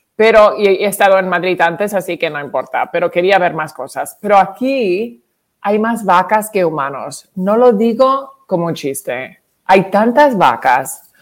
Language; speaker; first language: Spanish; early bilingual, heritage; English